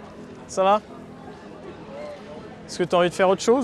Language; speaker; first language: French; native; French